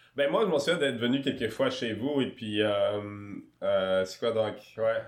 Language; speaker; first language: French; early bilingual, other home language; Swahili